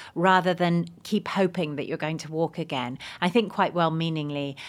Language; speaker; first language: English; native; English